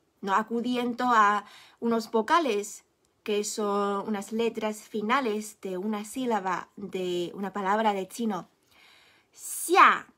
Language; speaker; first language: Spanish; non-native, fluent; Chinese